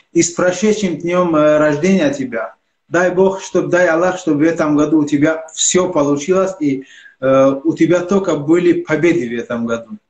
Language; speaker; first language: Russian; non-native, local second language; Tajik